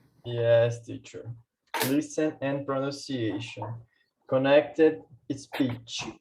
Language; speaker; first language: English; non-native, learner; Portuguese